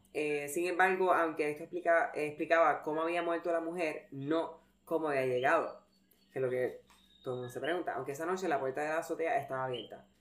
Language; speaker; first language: Spanish; early bilingual, heritage; Spanish